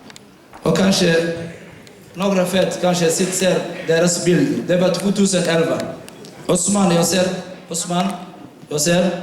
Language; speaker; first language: Swedish; non-native, fluent; Somali